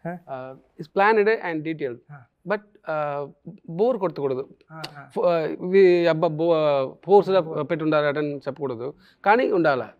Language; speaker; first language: Telugu; non-native, learner; Tamil